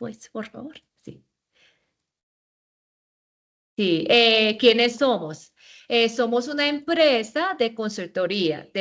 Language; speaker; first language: Spanish; non-native, fluent; Korean